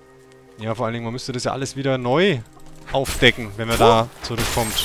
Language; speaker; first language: German; native; German